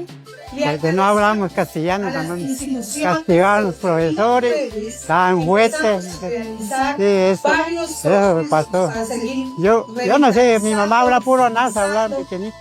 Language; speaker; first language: Spanish; non-native, local second language; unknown